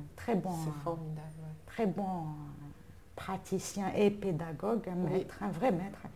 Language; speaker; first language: French; non-native, local second language; Arabic